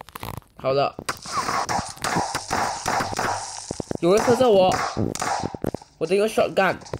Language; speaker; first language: Chinese; early bilingual, heritage; Chinese